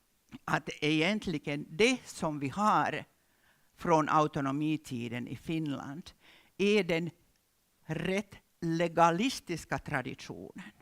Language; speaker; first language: Swedish; non-native, local second language; Finnish